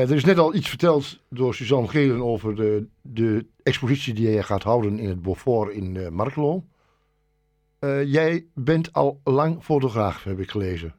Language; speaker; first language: Dutch; native; Dutch